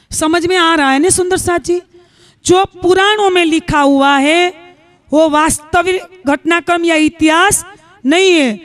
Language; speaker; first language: Hindi; non-native, local second language; Gujarati